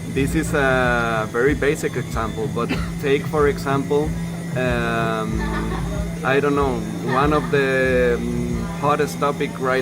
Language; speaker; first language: English; non-native, fluent; Spanish